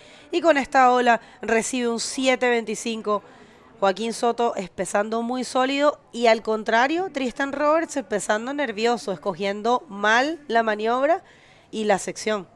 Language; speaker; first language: Spanish; native; Spanish